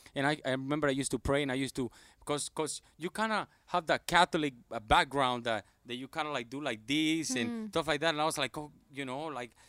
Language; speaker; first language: English; non-native, fluent; Spanish